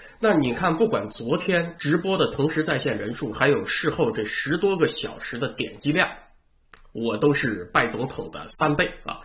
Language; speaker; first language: Chinese; native; Chinese